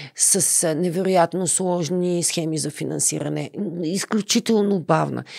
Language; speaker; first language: Bulgarian; native; Bulgarian